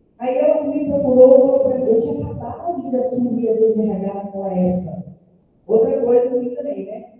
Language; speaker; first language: Portuguese; native; Portuguese